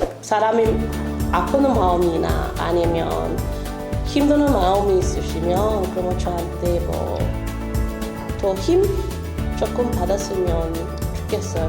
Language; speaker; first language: Korean; non-native, learner; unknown